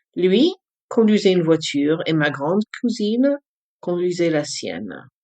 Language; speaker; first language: French; early bilingual, other home language; English